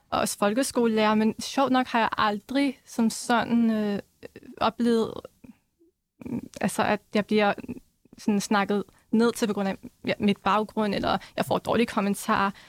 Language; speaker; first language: Danish; early bilingual, other home language; Arabic